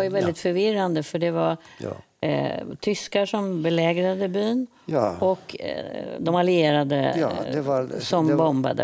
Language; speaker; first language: Swedish; native; Swedish